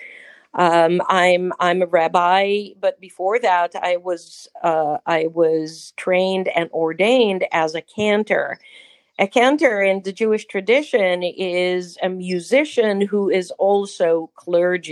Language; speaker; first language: English; non-native, fluent; Hebrew